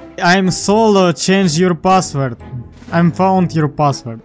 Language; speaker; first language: English; non-native, learner; Russian